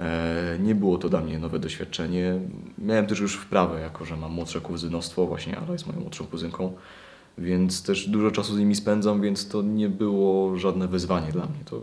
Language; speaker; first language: Polish; native; Polish